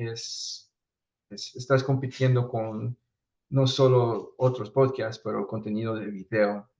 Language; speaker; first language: Spanish; early bilingual, heritage; Spanish